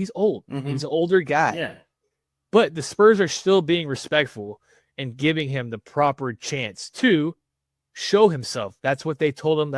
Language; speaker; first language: English; native; English